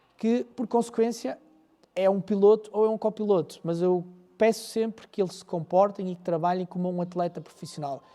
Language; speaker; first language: Portuguese; native; Portuguese